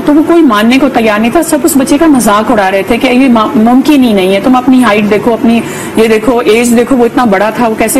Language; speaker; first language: Urdu; native; Urdu